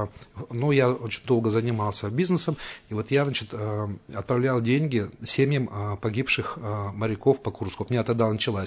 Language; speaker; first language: Russian; native; Russian